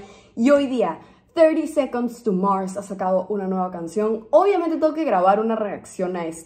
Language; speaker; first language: Spanish; native; Spanish